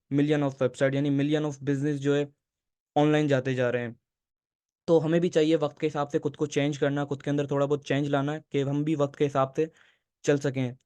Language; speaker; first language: Urdu; native; Urdu